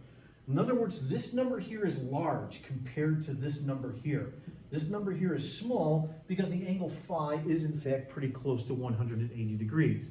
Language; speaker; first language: English; native; English